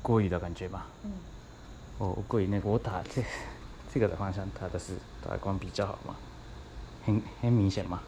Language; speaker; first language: Chinese; non-native, learner; Japanese